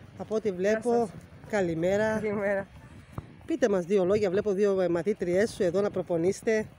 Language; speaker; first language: Greek; native; Greek